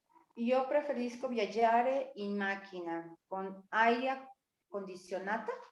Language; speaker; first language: Italian; non-native, learner; Spanish